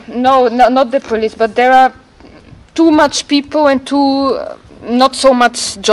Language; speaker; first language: English; non-native, learner; German